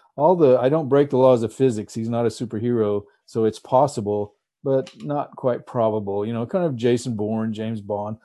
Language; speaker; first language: English; native; English